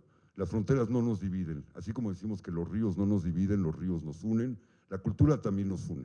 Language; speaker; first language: Spanish; native; Spanish